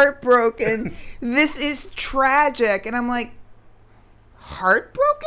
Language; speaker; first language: English; native; English